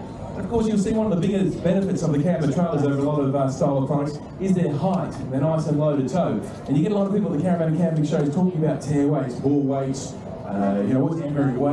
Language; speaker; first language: English; native; English